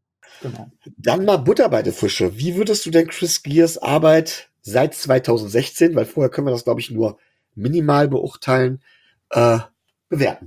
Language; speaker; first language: German; native; German